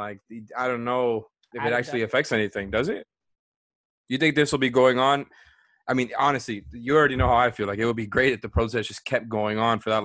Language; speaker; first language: English; native; English